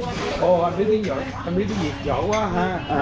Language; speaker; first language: Vietnamese; native; Vietnamese